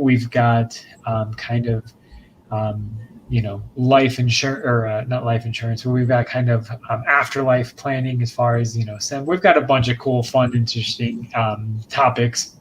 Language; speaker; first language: English; native; English